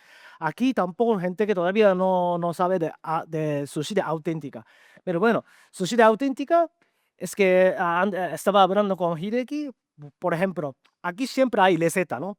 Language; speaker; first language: Spanish; non-native, learner; Japanese